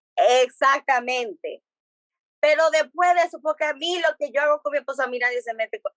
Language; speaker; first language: Spanish; early bilingual, heritage; Spanish